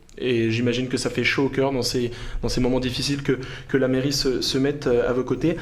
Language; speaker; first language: French; native; French